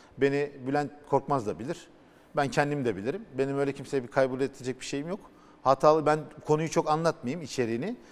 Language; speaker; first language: Turkish; native; Turkish